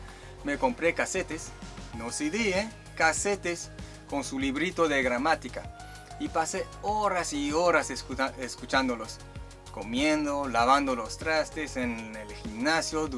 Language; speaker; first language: Spanish; non-native, fluent; Chinese